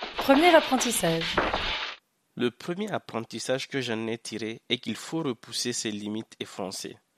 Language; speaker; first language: French; non-native, local second language; Hausa